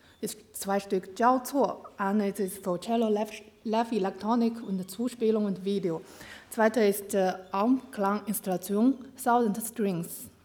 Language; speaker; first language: German; non-native, learner; Chinese